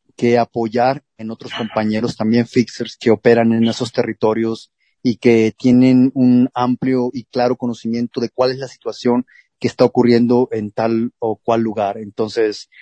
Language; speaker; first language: Spanish; native; Spanish